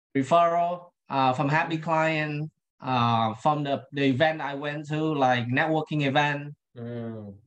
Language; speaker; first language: English; non-native, fluent; Vietnamese